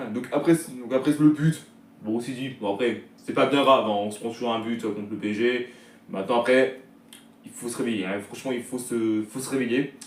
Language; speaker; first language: French; native; French